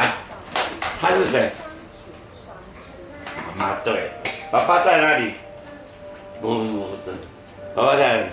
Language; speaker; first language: Chinese; non-native, local second language; Min Nan Chinese